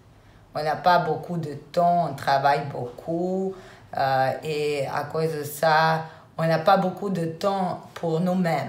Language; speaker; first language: French; non-native, fluent; Serbian